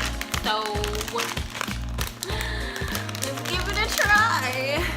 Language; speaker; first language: English; native; English